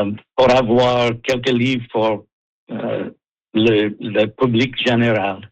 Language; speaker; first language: French; non-native, local second language; English